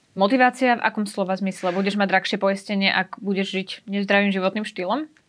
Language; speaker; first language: Slovak; native; Slovak